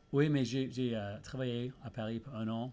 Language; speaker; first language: French; early bilingual, heritage; English